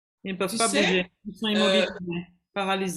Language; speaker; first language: French; native; French